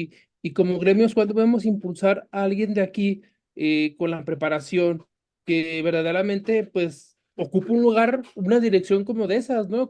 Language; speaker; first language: Spanish; native; Spanish